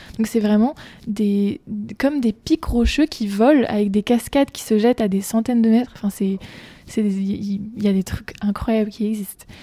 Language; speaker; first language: French; native; French